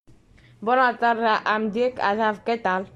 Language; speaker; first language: Catalan; non-native, learner; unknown